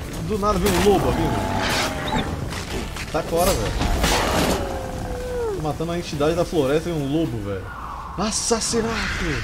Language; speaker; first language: Portuguese; native; Portuguese